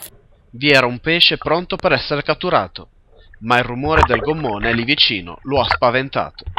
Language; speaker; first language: Italian; native; Italian